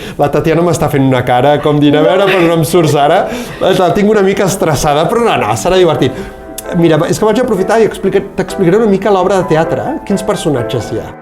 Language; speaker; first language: Catalan; native; Catalan